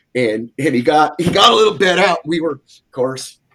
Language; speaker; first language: English; native; English